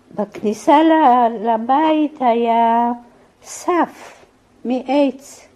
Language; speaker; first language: Hebrew; early bilingual, other home language; Polish